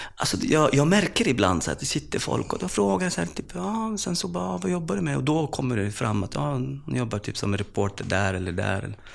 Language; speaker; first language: Swedish; early bilingual, other home language; Arabic